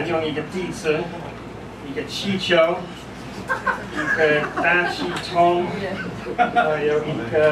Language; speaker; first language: Chinese; non-native, fluent; English